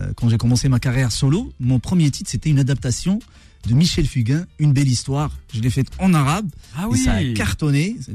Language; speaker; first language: French; non-native, local second language; Arabic